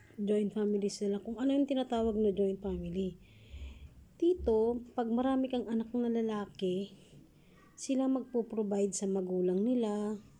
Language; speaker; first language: Filipino; native; Filipino